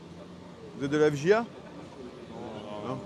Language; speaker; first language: French; native; French